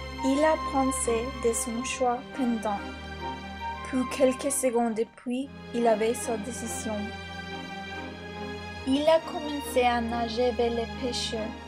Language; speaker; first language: French; non-native, learner; English